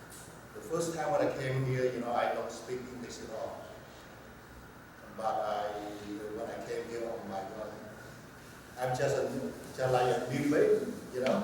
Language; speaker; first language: English; non-native, learner; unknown